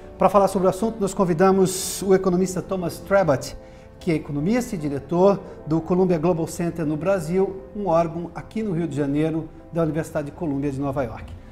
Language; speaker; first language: Portuguese; native; Portuguese